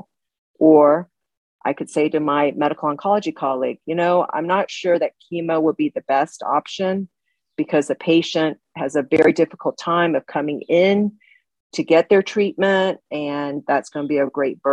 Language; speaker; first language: English; early bilingual, other home language; Chinese